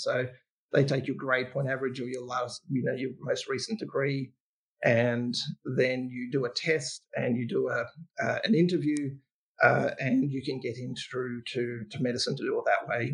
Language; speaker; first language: English; native; English